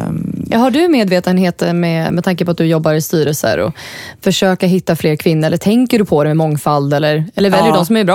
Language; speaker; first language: Swedish; native; Swedish